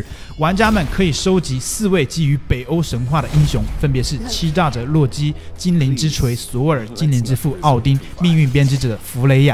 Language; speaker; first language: Chinese; native; Chinese